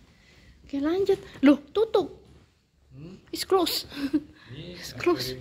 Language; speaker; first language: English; non-native, learner; Indonesian